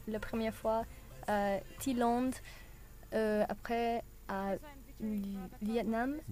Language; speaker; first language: French; non-native, learner; English